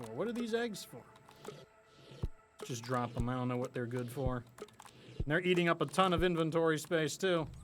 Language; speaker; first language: English; native; English